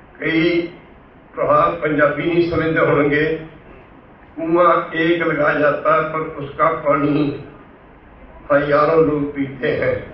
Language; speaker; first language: Urdu; non-native, local second language; Punjabi